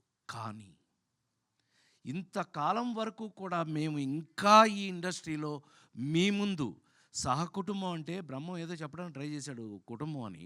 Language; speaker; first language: Telugu; native; Telugu